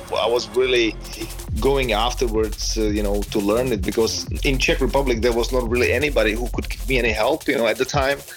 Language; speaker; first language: English; non-native, fluent; Czech